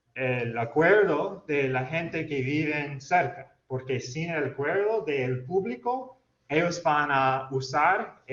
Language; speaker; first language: Spanish; non-native, fluent; English